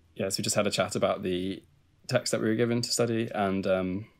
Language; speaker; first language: English; native; English